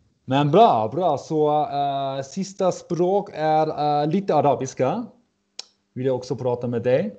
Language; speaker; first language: Swedish; non-native, learner; German